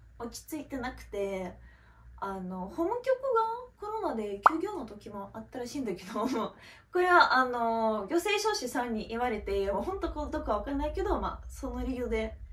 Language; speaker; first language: Japanese; non-native, fluent; Russian